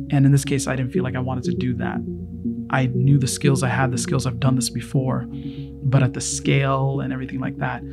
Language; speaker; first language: English; native; English